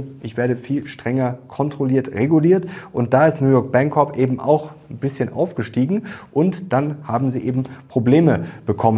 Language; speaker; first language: German; native; German